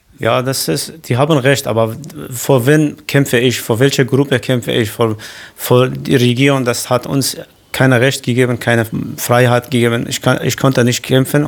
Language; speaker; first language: German; non-native, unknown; Kurdish